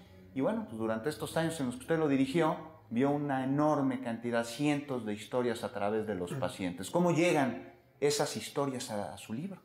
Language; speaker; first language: Spanish; native; Spanish